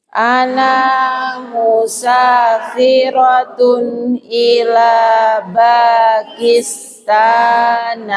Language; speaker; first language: Arabic; non-native, fluent; Indonesian